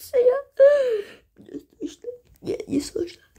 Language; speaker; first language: Russian; early bilingual, heritage; Russian